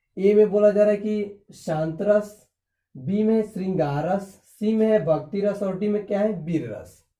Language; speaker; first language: Hindi; native; Hindi